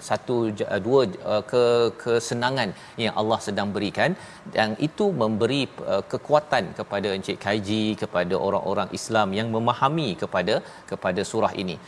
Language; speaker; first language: Malay; native; Malay